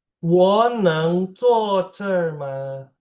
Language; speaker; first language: Chinese; non-native, fluent; Indonesian